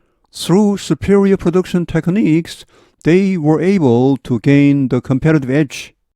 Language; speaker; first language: English; non-native, fluent; Korean